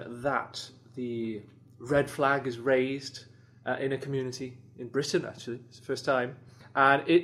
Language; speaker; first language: English; native; English